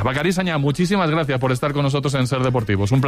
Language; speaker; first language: Spanish; native; Spanish